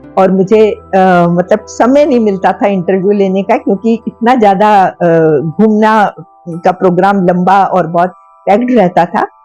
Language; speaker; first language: Hindi; non-native, local second language; Marathi